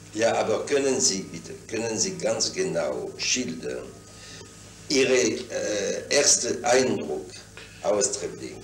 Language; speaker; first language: German; non-native, fluent; French